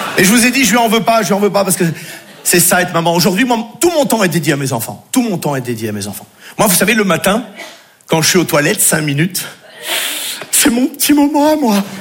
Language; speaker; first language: French; native; French